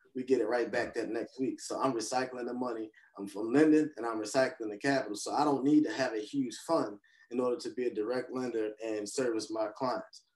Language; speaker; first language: English; native; English